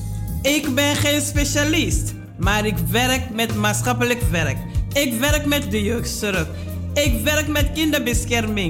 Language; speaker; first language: Dutch; non-native, fluent; Mandingo